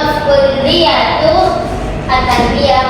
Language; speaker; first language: Arabic; non-native, learner; Indonesian